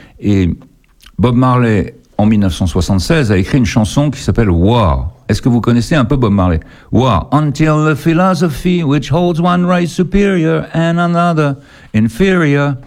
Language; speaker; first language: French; native; French